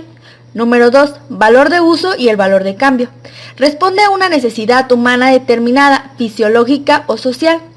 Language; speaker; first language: Spanish; native; Spanish